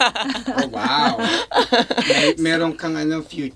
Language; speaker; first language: Filipino; native; Filipino